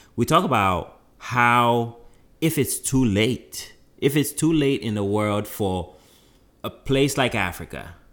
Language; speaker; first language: English; non-native, local second language; Akan